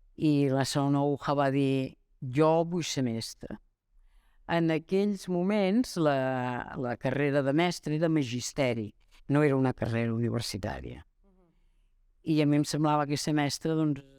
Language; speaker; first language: Catalan; native; Catalan